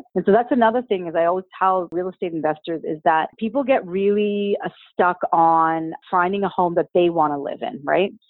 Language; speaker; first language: English; native; English